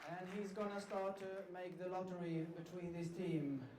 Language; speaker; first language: English; non-native, fluent; Swedish